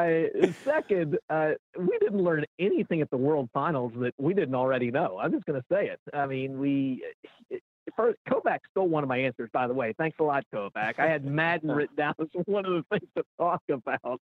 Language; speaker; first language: English; native; English